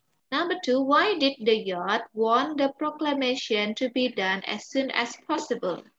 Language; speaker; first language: English; non-native, fluent; Balinese